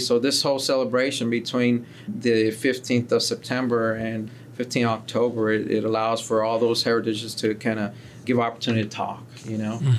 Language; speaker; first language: English; early bilingual, other home language; Spanish